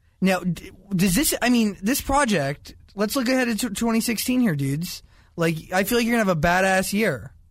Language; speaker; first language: English; native; English